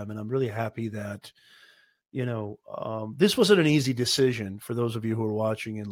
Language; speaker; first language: English; native; English